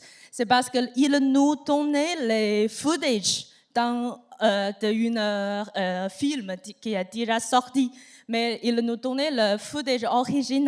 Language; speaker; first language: French; non-native, learner; Chinese